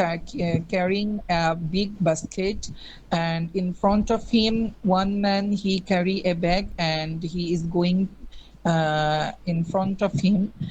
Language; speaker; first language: English; non-native, learner; Bangla